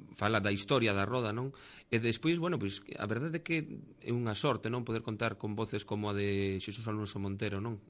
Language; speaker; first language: Galician; native; Galician